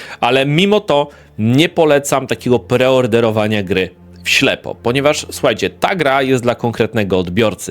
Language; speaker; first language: Polish; native; Polish